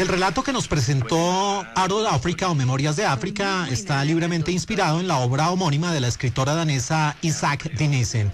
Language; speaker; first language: Spanish; native; Spanish